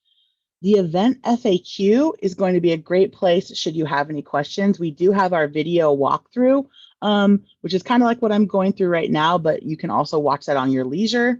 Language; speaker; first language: English; native; English